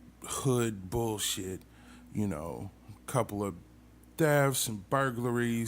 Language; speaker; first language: English; native; English